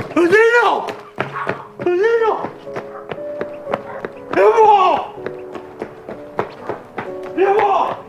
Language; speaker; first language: Korean; native; Korean